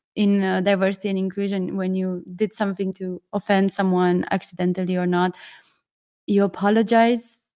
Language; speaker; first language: English; non-native, fluent; Romanian